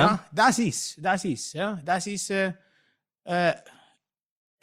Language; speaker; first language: German; non-native, learner; Italian